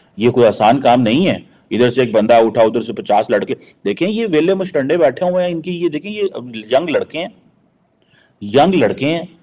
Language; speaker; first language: Urdu; non-native, local second language; Punjabi